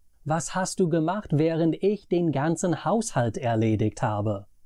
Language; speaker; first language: German; non-native, fluent; English